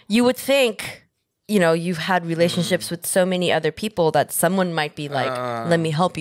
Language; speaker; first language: English; early bilingual, other home language; Korean